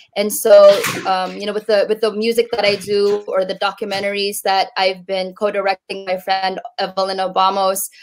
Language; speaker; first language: English; native; English